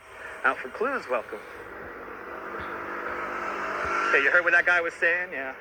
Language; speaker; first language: English; native; English